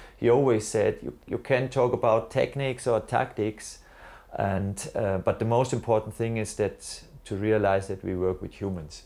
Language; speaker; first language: English; non-native, fluent; German